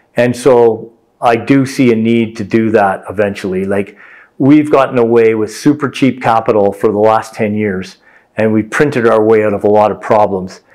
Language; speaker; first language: English; native; English